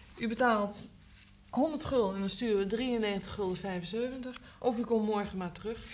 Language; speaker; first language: Dutch; native; Dutch